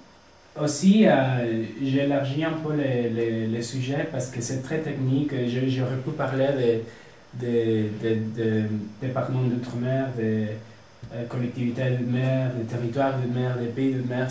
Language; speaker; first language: French; non-native, fluent; Spanish